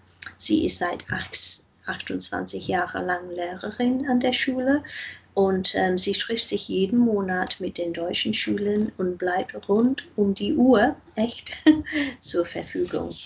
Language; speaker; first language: German; non-native, fluent; English